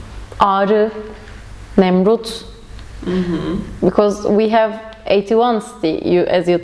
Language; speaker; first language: English; non-native, learner; Turkish